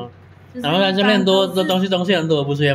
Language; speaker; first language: Chinese; non-native, learner; Indonesian